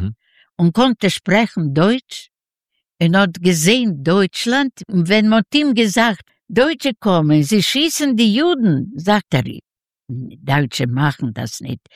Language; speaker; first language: German; non-native, learner; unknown